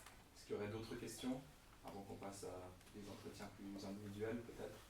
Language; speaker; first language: French; native; French